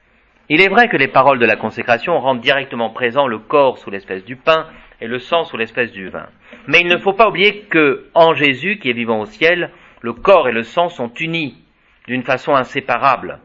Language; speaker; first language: French; native; French